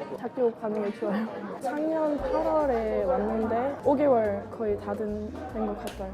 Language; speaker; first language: Korean; non-native, learner; German